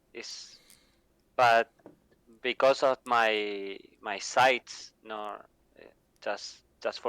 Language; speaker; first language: English; non-native, learner; Spanish